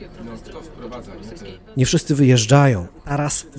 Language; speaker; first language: Polish; native; Polish